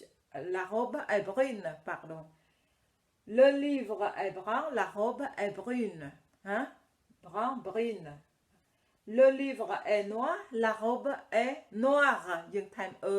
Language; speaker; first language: French; non-native, fluent; Khmer